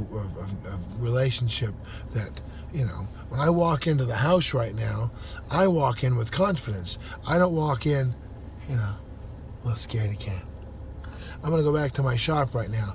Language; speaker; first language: English; native; English